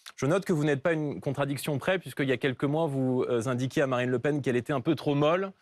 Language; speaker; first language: French; native; French